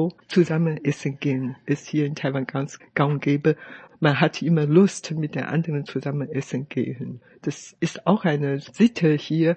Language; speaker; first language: German; non-native, fluent; Chinese